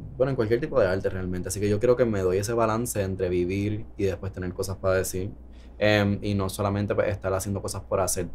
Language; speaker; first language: Spanish; native; Spanish